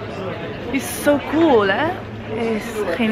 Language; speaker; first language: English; non-native, fluent; Spanish